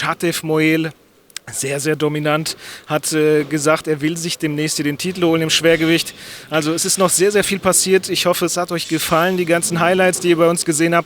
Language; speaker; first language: German; native; German